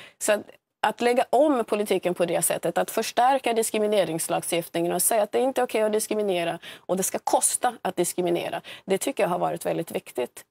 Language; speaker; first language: Swedish; early bilingual, other home language; Swahili